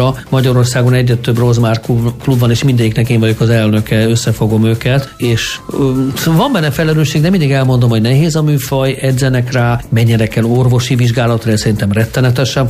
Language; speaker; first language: Hungarian; native; Hungarian